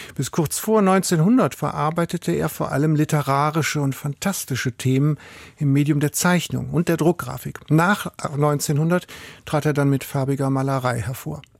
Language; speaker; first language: German; native; German